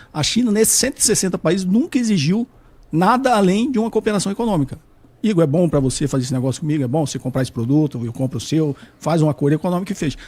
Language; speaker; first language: Portuguese; native; Portuguese